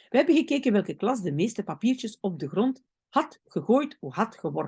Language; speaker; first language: Dutch; non-native, fluent; French